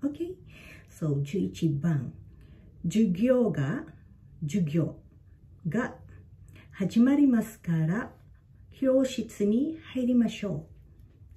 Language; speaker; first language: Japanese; non-native, fluent; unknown